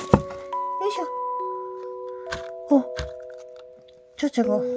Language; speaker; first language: Japanese; native; Japanese